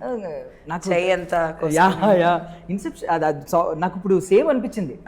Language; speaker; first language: Telugu; native; Telugu